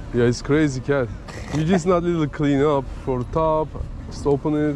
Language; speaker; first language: English; non-native, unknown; Turkish